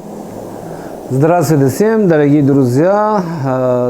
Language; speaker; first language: Russian; non-native, fluent; Persian